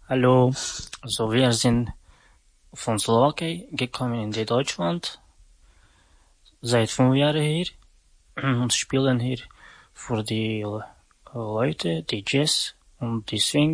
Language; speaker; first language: German; non-native, learner; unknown